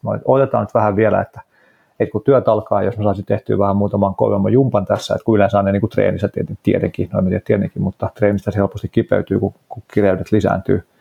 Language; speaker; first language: Finnish; native; Finnish